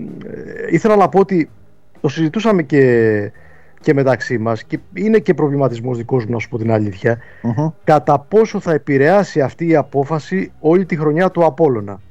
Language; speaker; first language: Greek; native; Greek